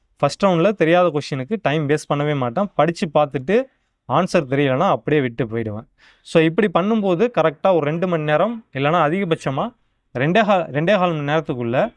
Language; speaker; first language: Tamil; native; Tamil